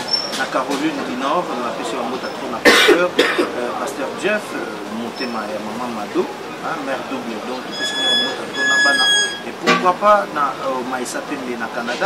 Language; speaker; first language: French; non-native, local second language; Lingala